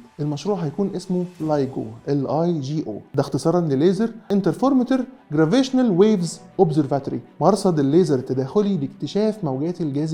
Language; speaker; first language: Arabic; native; Arabic